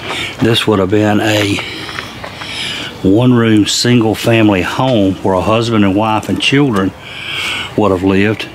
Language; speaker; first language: English; native; English